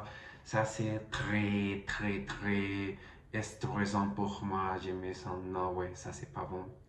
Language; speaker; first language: French; non-native, learner; Spanish